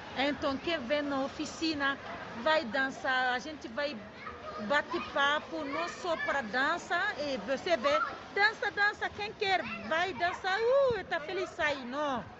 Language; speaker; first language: Portuguese; non-native, learner; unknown